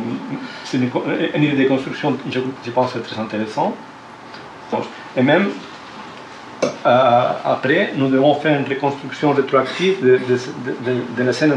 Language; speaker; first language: French; non-native, fluent; Spanish